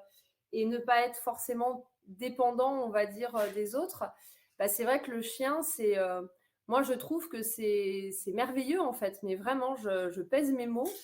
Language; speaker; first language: French; native; French